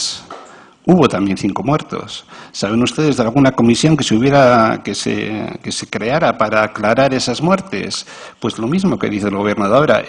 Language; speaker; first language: Spanish; native; Spanish